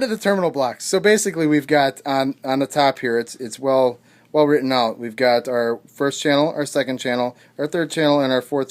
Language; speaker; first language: English; native; English